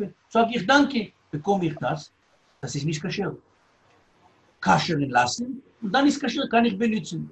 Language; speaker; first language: German; non-native, learner; Hebrew